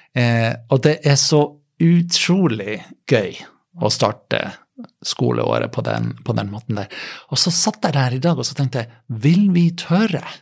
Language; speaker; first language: Norwegian; non-native, fluent; English